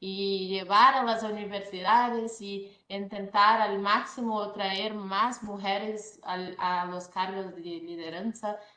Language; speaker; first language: Spanish; non-native, fluent; Portuguese